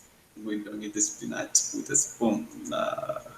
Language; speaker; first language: English; non-native, learner; Spanish